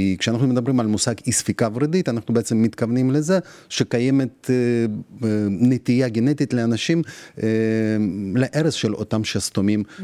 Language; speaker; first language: Hebrew; non-native, fluent; Russian